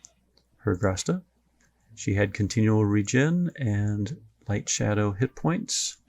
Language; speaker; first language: English; native; English